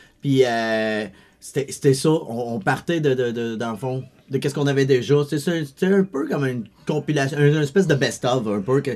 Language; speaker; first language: French; early bilingual, other home language; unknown